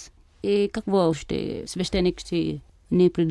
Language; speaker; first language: Bulgarian; non-native, fluent; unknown